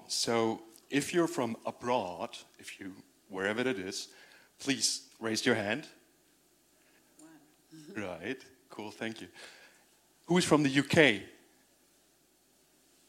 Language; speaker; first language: English; non-native, fluent; German